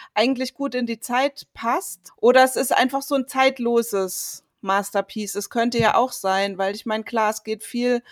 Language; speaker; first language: German; native; German